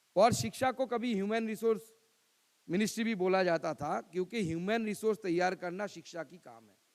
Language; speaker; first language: Hindi; non-native, local second language; Bangla